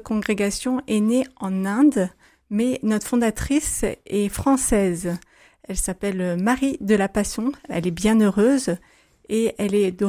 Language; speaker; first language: French; native; French